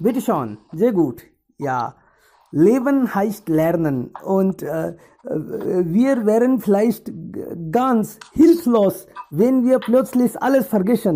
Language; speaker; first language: German; non-native, learner; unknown